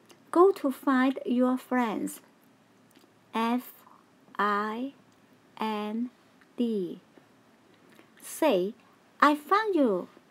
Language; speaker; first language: English; non-native, local second language; Cantonese